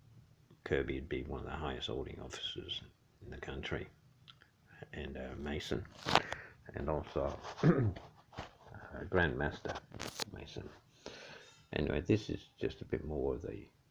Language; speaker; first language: English; native; English